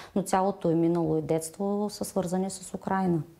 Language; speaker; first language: Bulgarian; non-native, fluent; Ukrainian